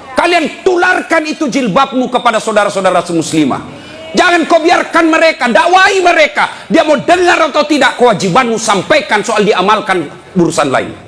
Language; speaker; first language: Indonesian; native; Indonesian